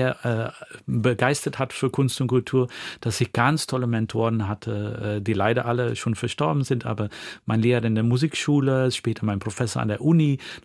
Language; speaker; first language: German; non-native, fluent; Dutch